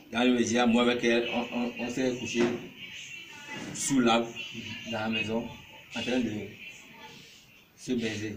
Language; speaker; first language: French; non-native, local second language; Ewe